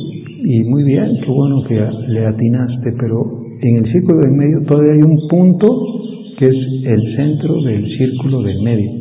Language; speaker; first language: Spanish; native; Spanish